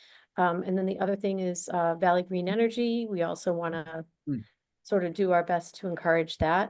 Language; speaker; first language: English; native; English